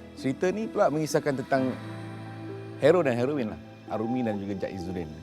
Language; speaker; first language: Malay; native; Malay